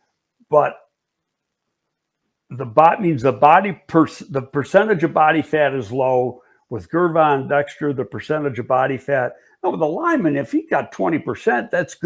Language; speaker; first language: English; native; English